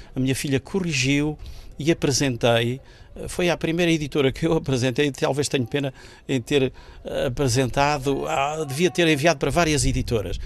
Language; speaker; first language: Portuguese; native; Portuguese